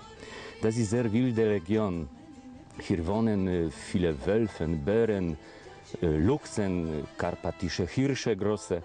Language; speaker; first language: German; non-native, learner; Polish